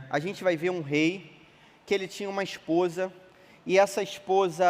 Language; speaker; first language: Portuguese; native; Portuguese